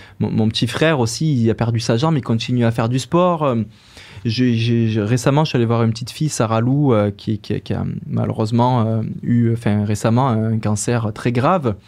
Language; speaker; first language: French; native; French